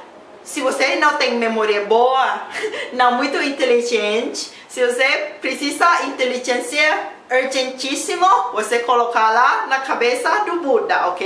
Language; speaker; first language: Portuguese; non-native, learner; Thai